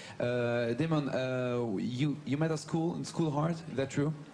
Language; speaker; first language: English; non-native, fluent; French